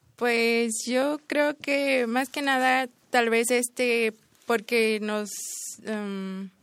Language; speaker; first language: Spanish; native; Spanish